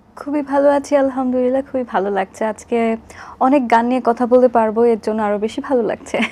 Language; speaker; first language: Bangla; native; Bangla